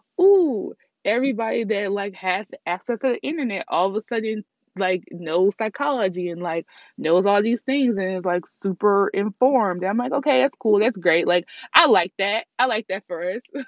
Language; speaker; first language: English; native; English